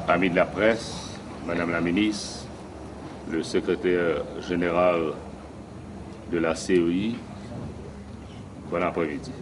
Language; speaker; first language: French; non-native, local second language; Morisyen